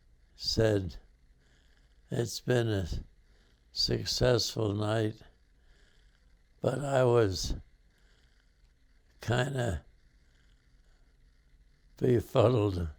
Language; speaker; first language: English; native; English